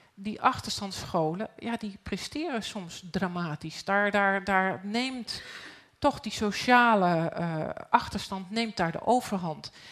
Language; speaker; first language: Dutch; native; Dutch